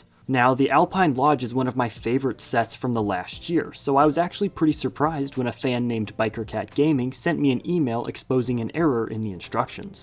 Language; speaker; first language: English; native; English